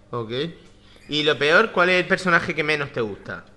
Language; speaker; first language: Spanish; native; Spanish